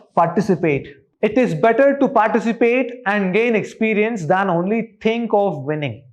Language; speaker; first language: English; non-native, local second language; Kannada